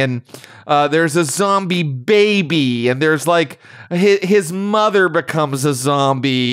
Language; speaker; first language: English; native; English